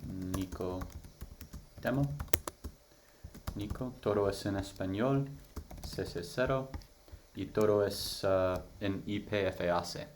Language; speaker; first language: Spanish; non-native, learner; English